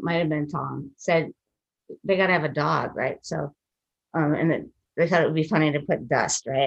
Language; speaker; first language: English; native; English